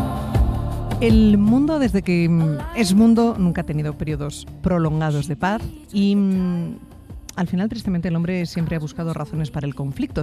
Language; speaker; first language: Spanish; native; Spanish